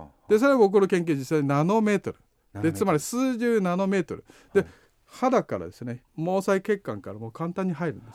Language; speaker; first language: Japanese; non-native, fluent; Chinese